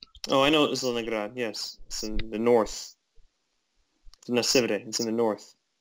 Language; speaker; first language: English; native; English